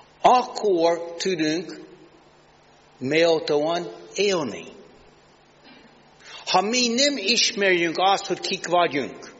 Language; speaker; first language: Hungarian; non-native, learner; English